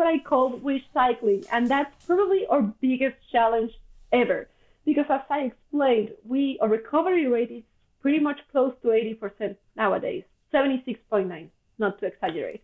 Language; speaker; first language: English; non-native, fluent; Spanish